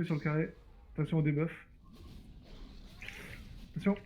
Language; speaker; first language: French; native; French